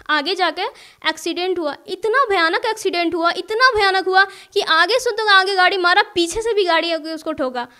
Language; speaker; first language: Hindi; native; Hindi